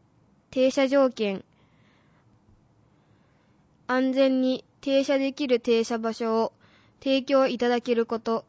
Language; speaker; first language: Japanese; native; Japanese